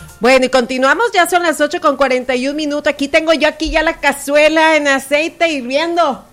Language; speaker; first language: Spanish; native; Spanish